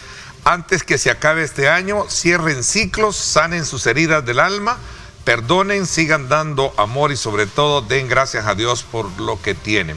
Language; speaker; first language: Spanish; native; Spanish